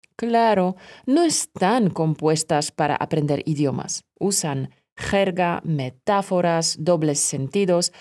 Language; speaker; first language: Spanish; non-native, fluent; Polish